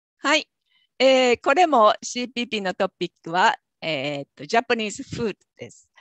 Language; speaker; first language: Japanese; native; Japanese